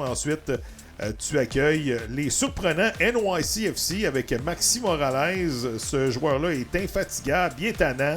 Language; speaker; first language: French; native; French